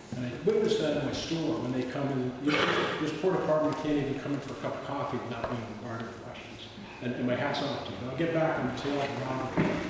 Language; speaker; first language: English; native; English